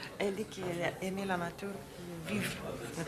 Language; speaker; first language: French; non-native, learner; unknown